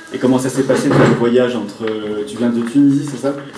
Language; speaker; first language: French; native; French